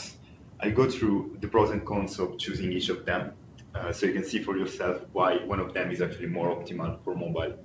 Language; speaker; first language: English; non-native, fluent; Italian